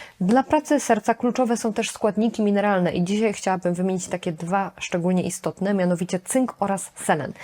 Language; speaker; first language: Polish; native; Polish